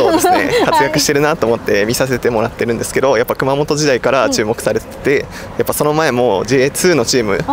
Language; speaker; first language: Japanese; native; Japanese